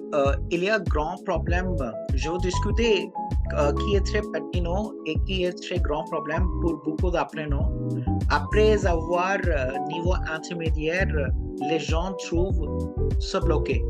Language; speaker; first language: French; non-native, local second language; Hindi